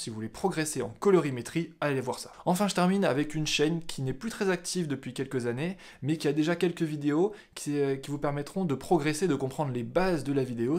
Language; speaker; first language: French; native; French